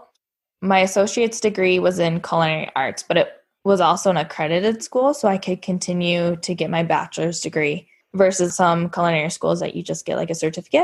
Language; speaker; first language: English; native; English